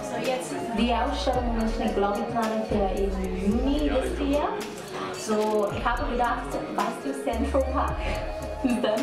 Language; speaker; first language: German; non-native, learner; Cantonese